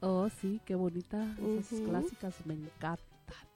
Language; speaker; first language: Spanish; native; Spanish